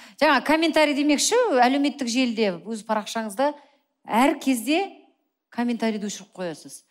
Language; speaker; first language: Kazakh; native; Kazakh